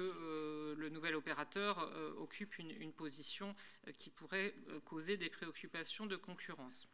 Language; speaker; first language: French; native; French